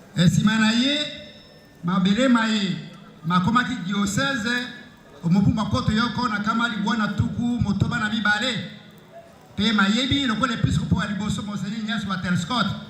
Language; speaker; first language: Lingala; native; Lingala